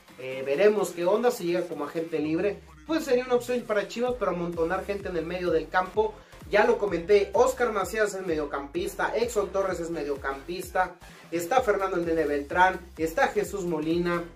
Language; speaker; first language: Spanish; native; Spanish